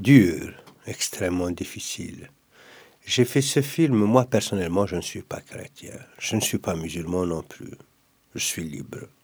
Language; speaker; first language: French; non-native, local second language; Kabyle